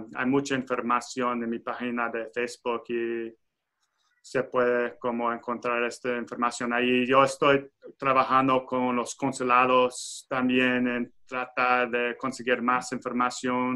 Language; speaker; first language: Spanish; non-native, fluent; English